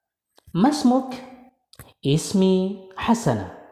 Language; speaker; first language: Arabic; non-native, fluent; Indonesian